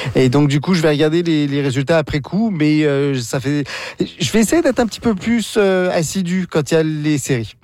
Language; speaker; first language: French; native; French